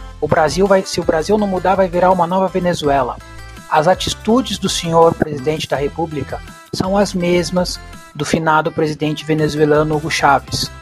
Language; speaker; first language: Portuguese; native; Portuguese